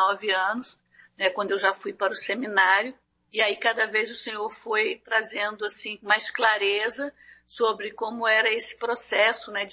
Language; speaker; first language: Portuguese; native; Portuguese